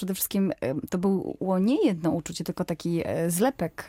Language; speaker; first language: Polish; native; Polish